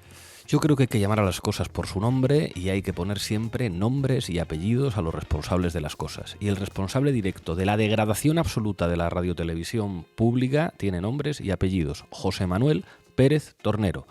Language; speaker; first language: Spanish; native; Spanish